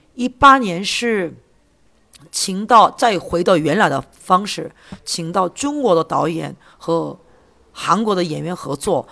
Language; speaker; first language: Chinese; non-native, fluent; Korean